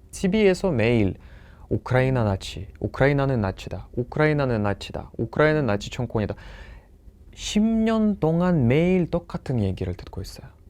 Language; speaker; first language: Korean; non-native, fluent; Russian